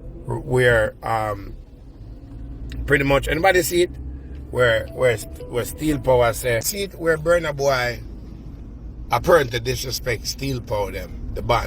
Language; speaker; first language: English; native; English